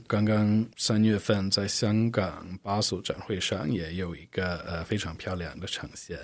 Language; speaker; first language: Chinese; non-native, fluent; English